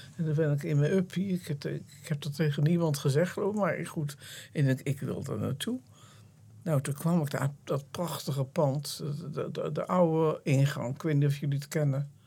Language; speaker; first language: Dutch; native; Dutch